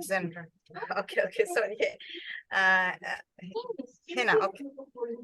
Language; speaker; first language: English; non-native, learner; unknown